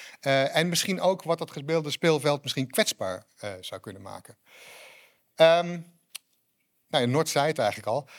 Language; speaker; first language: Dutch; native; Dutch